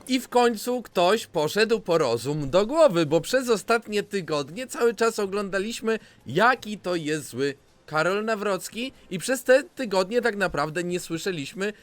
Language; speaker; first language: Polish; native; Polish